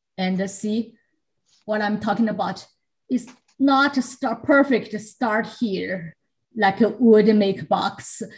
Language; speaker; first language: English; non-native, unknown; Chinese